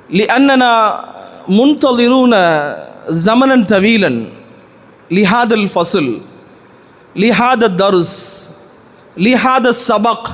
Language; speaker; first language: Arabic; non-native, fluent; Tamil